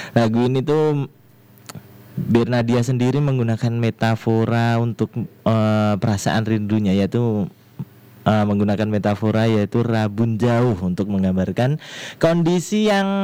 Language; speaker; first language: Indonesian; native; Indonesian